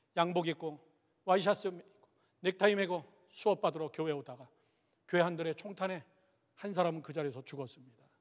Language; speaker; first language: Korean; native; Korean